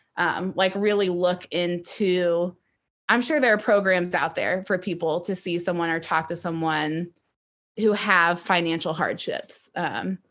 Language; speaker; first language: English; native; English